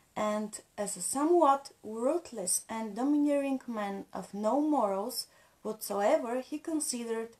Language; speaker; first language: English; non-native, fluent; Bulgarian